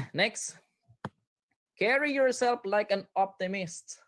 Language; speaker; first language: English; non-native, local second language; Filipino